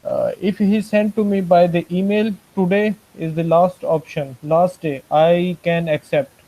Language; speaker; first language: English; non-native, fluent; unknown